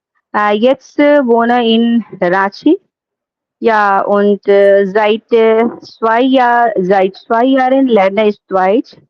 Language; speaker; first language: German; non-native, learner; Hindi